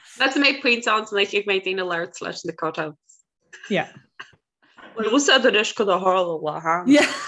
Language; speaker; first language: Irish; native; Irish